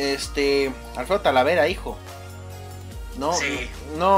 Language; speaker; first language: Spanish; native; Spanish